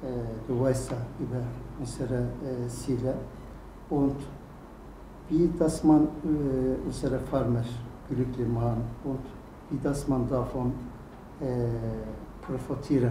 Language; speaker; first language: German; non-native, learner; Turkish